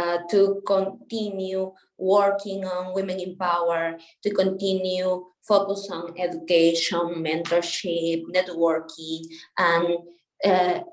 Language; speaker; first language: English; non-native, local second language; Spanish